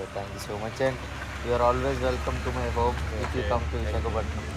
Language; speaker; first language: English; non-native, local second language; Telugu